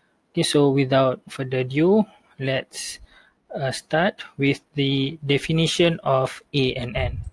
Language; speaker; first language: English; non-native, local second language; Malay